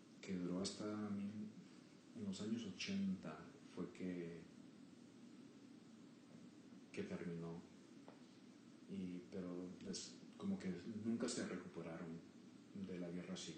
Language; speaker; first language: Spanish; early bilingual, heritage; Spanish